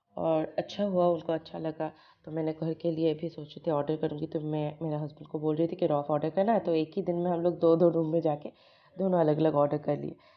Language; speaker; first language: Hindi; non-native, local second language; Bangla